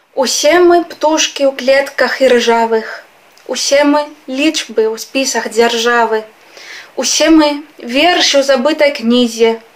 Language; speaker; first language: Belarusian; non-native, fluent; Spanish